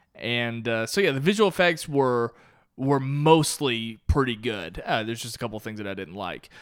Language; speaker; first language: English; native; English